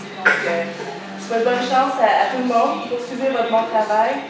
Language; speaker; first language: French; native; French